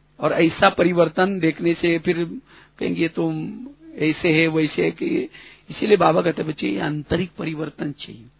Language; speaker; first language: Hindi; non-native, local second language; Marathi